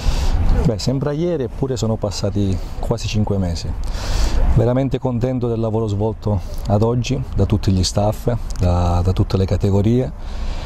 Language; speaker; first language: Italian; native; Italian